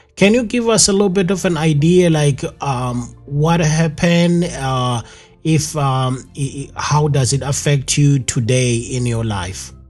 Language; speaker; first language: English; non-native, local second language; Zulu